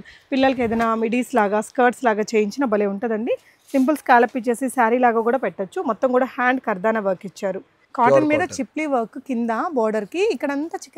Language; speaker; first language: Telugu; native; Telugu